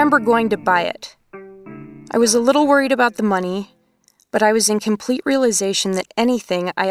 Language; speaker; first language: English; native; English